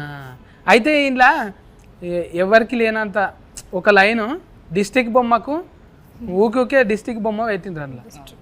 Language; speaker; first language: Telugu; native; Telugu